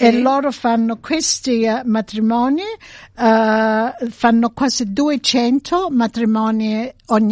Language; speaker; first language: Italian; early bilingual, heritage; Italian